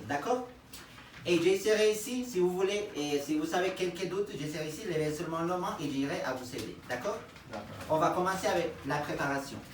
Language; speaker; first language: French; non-native, fluent; Spanish